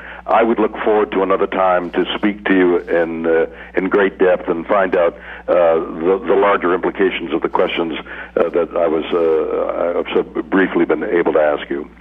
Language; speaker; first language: English; native; English